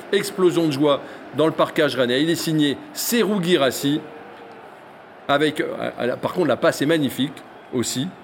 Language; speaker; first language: French; native; French